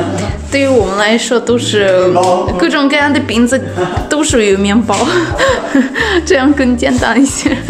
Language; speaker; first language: Chinese; non-native, fluent; Russian